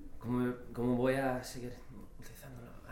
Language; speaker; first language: Spanish; non-native, learner; English